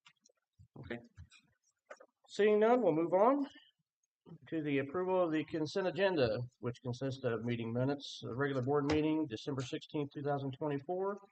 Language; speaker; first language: English; native; English